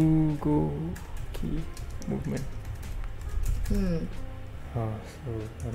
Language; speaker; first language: Japanese; non-native, learner; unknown